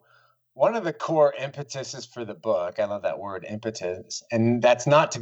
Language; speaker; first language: English; native; English